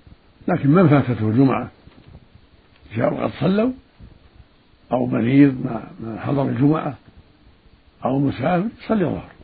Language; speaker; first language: Arabic; native; Arabic